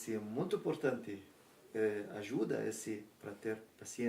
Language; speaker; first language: Portuguese; non-native, learner; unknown